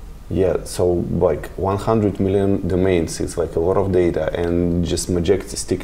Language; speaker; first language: English; non-native, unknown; Russian